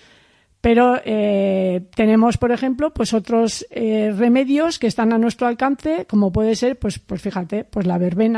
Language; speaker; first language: Spanish; native; Spanish